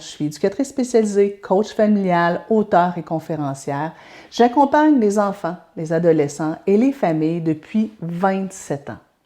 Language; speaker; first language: French; native; French